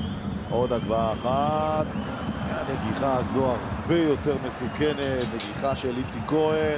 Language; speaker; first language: Hebrew; native; Hebrew